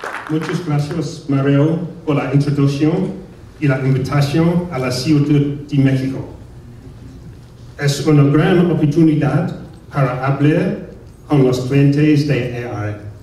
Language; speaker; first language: Spanish; non-native, learner; English